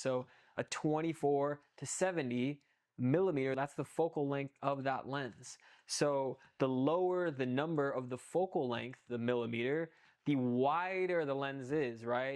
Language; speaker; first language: English; native; English